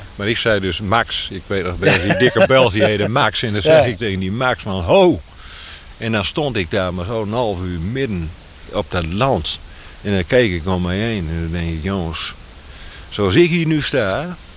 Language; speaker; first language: Dutch; native; Dutch